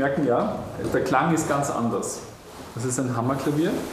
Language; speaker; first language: German; native; German